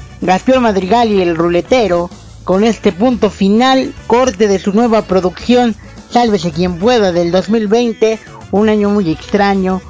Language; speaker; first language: Spanish; native; Spanish